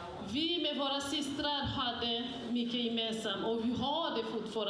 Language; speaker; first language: Swedish; non-native, fluent; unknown